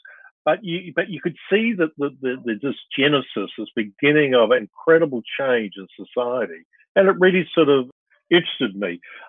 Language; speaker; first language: English; native; English